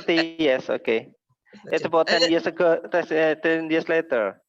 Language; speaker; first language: English; non-native, learner; Indonesian